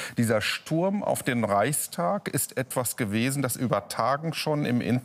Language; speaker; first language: German; native; German